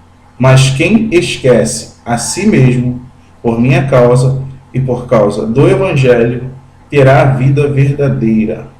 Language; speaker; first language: Portuguese; native; Portuguese